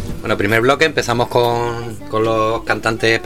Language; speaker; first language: Spanish; native; Spanish